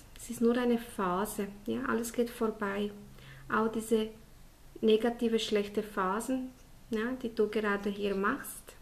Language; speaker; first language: German; non-native, fluent; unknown